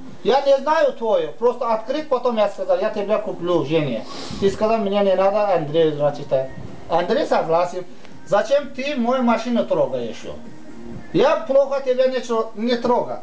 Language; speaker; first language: Russian; non-native, learner; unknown